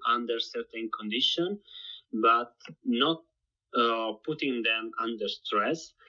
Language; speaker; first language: English; non-native, fluent; Italian